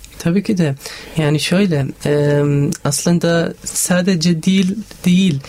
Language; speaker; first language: Turkish; non-native, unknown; Arabic